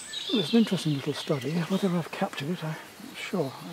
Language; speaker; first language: English; native; English